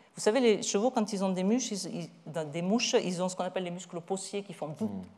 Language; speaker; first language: French; native; French